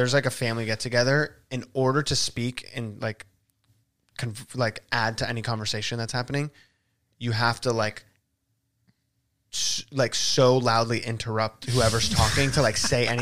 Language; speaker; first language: English; early bilingual, other home language; Spanish